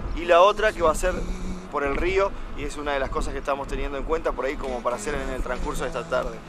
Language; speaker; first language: Spanish; native; Spanish